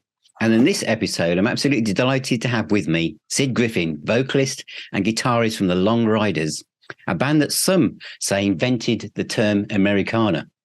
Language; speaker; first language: English; native; English